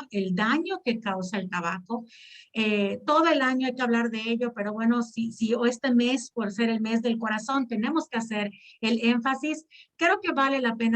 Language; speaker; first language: Spanish; native; Spanish